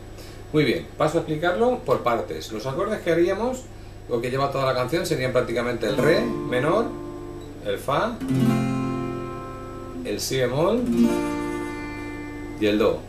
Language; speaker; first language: Spanish; native; Spanish